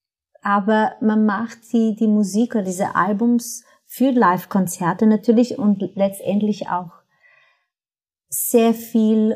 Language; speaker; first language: German; non-native, fluent; Portuguese